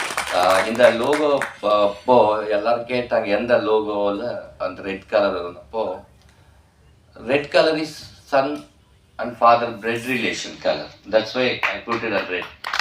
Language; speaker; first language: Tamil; non-native, learner; Telugu